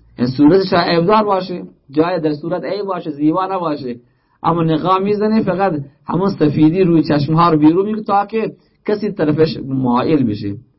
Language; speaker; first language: Persian; native; Persian